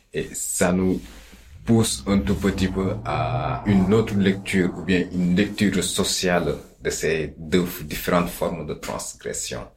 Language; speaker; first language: French; non-native, local second language; Wolof